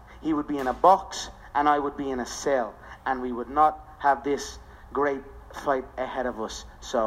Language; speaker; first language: English; non-native, local second language; Irish